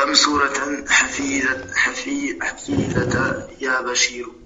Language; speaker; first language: Arabic; non-native, learner; French